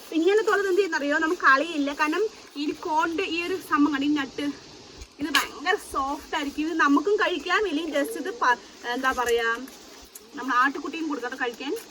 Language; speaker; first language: Malayalam; native; Malayalam